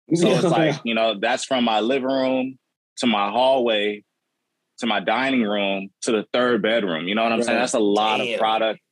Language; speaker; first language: English; native; English